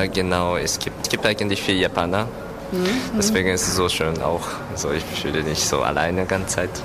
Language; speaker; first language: German; non-native, learner; Japanese